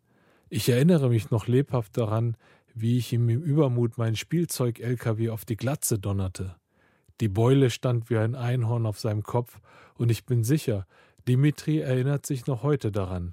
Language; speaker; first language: German; early bilingual, other home language; Korean